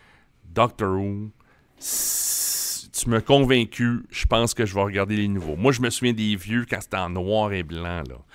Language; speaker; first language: French; native; French